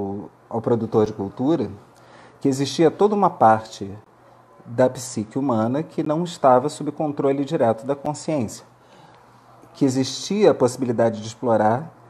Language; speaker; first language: Portuguese; native; Portuguese